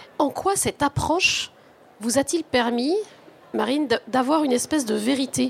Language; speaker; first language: French; native; French